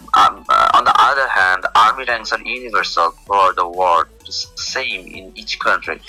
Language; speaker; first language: English; non-native, local second language; Bangla